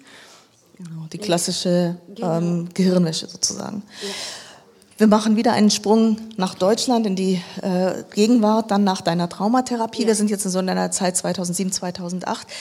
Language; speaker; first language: German; native; German